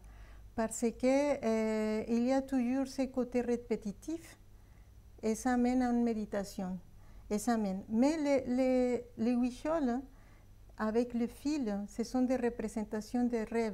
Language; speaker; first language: French; non-native, fluent; Spanish